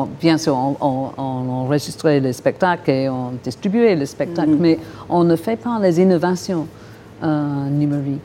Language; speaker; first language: French; non-native, fluent; English